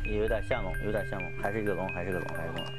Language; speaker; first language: Chinese; native; Chinese